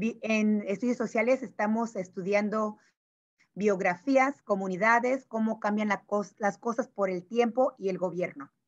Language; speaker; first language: Spanish; early bilingual, heritage; Spanish